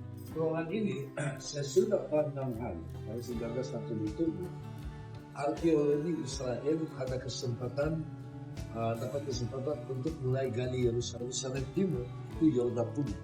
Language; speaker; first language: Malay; non-native, learner; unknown